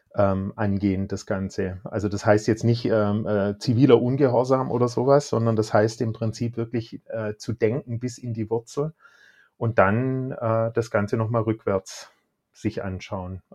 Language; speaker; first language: German; native; German